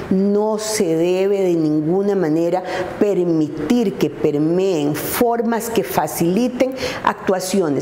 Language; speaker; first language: Spanish; native; Spanish